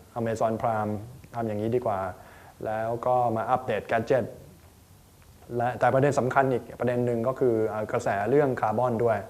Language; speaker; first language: Thai; native; Thai